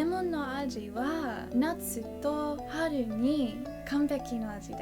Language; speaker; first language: Japanese; non-native, learner; English